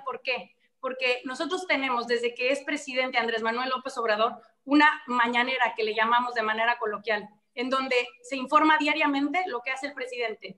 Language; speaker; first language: Spanish; native; Spanish